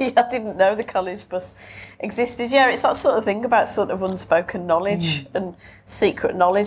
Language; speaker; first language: English; native; English